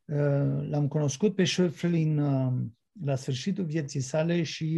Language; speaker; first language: Romanian; native; Romanian